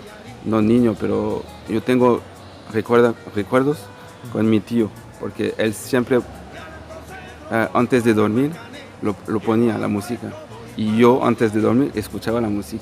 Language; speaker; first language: Spanish; non-native, fluent; Portuguese